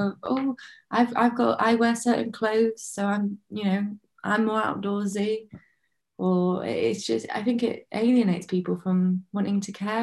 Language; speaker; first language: English; native; English